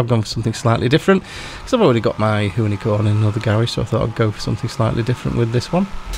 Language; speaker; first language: English; native; English